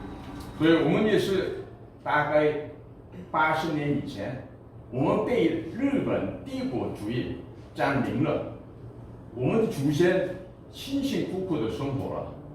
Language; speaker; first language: Chinese; non-native, fluent; Korean